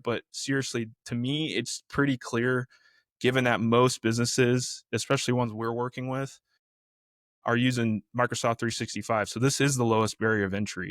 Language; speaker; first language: English; native; English